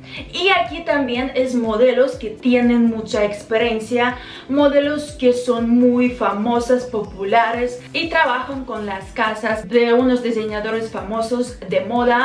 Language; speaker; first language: Spanish; non-native, fluent; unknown